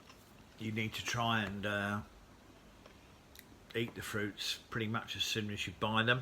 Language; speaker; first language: English; native; English